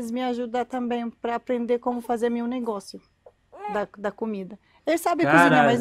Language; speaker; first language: Portuguese; non-native, learner; Arabic